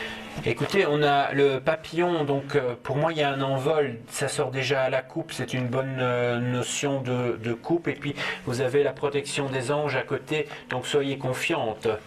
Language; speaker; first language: French; native; French